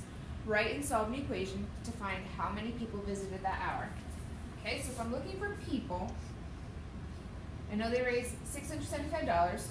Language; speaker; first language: English; native; English